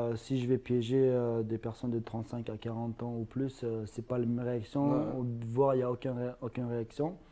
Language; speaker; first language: French; non-native, fluent; Ingush